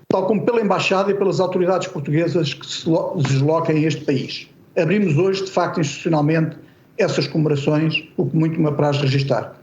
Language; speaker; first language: Portuguese; native; Portuguese